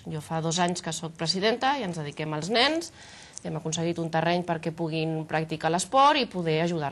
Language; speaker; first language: Catalan; native; Catalan